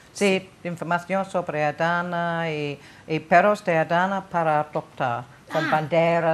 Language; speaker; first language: Spanish; non-native, learner; English